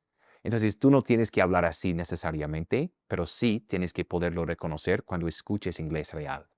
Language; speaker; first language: Spanish; non-native, fluent; English